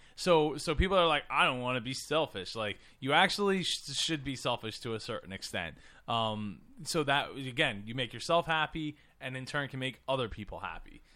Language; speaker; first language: English; native; English